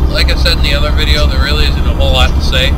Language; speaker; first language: English; native; English